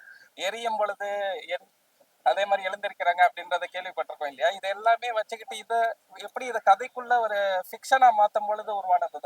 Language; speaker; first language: Tamil; native; Tamil